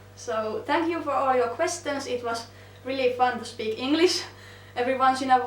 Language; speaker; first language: English; non-native, fluent; Finnish